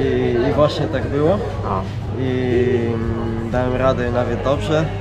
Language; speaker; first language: Polish; non-native, fluent; Italian